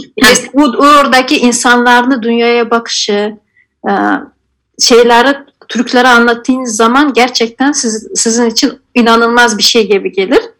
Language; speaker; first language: Turkish; non-native, fluent; Azerbaijani